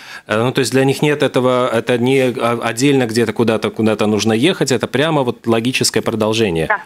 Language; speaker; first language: Russian; native; Russian